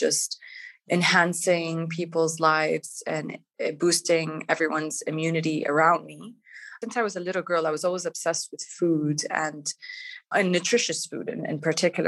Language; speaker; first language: English; native; English